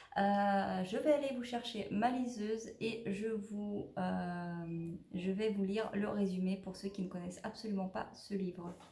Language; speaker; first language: French; native; French